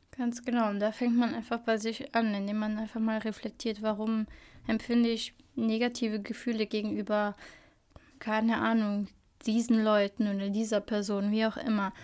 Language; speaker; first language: German; early bilingual, other home language; Albanian